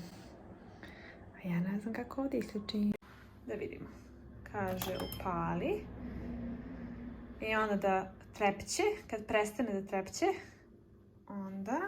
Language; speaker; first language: Serbian; native; Serbian